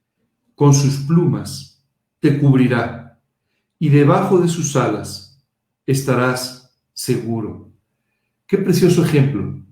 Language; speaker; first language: Spanish; native; Spanish